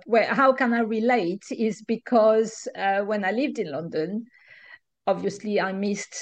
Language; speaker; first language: English; non-native, fluent; French